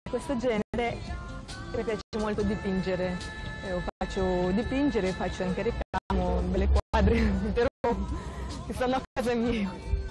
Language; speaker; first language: Italian; non-native, learner; Russian